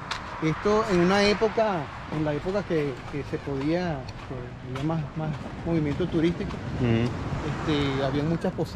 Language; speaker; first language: Spanish; native; Spanish